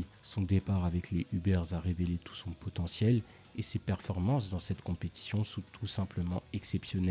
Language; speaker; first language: French; native; French